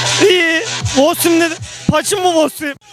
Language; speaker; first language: Russian; non-native, learner; Turkish